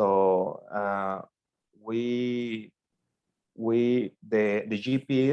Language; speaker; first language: English; non-native, learner; Spanish